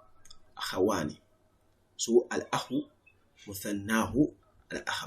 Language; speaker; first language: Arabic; non-native, fluent; English